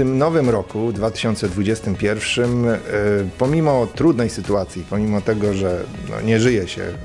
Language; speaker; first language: Polish; native; Polish